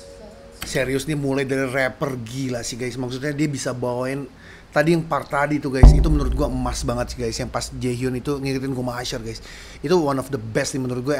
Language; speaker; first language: Indonesian; native; Indonesian